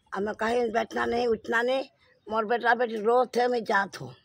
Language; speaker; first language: Hindi; non-native, local second language; Odia